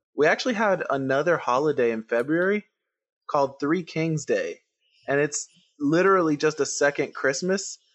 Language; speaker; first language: English; non-native, fluent; Spanish